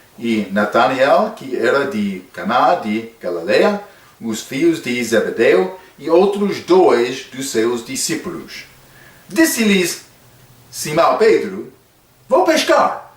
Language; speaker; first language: Portuguese; non-native, fluent; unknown